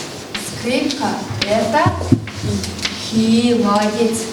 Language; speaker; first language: Russian; non-native, fluent; Mongolian